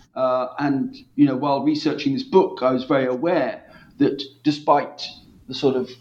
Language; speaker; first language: English; native; English